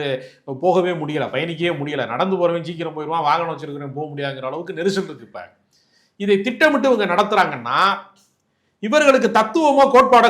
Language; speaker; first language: Tamil; native; Tamil